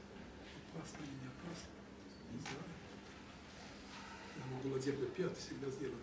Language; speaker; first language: Russian; non-native, learner; Serbian